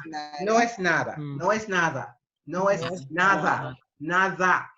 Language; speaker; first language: Spanish; non-native, fluent; English